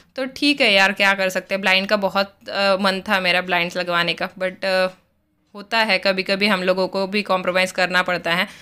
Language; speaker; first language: Hindi; native; Hindi